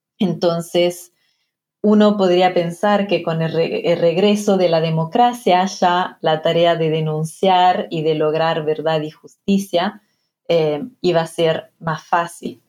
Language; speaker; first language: Spanish; non-native, fluent; Italian